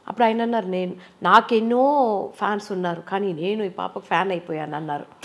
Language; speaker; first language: Telugu; non-native, local second language; Tamil